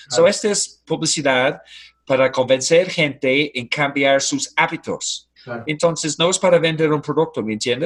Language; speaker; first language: Spanish; non-native, fluent; English